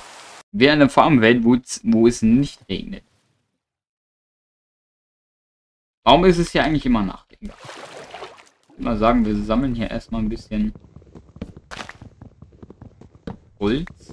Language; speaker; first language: German; native; German